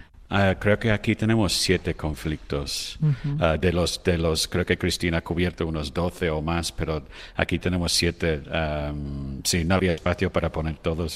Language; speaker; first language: Spanish; non-native, fluent; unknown